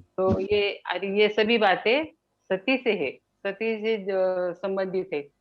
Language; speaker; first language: Hindi; non-native, local second language; Marathi